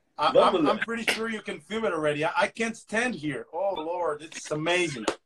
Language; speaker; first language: English; non-native, fluent; Portuguese